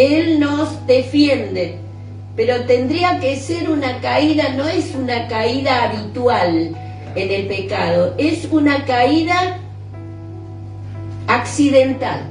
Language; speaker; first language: Spanish; native; Spanish